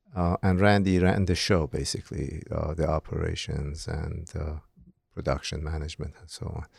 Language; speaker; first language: English; non-native, fluent; Persian